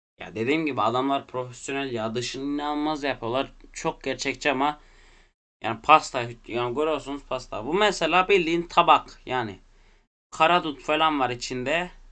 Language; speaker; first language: Turkish; native; Turkish